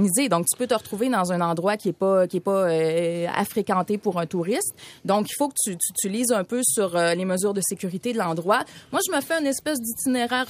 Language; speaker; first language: French; native; French